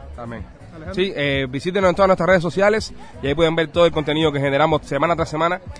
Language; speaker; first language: Spanish; native; Spanish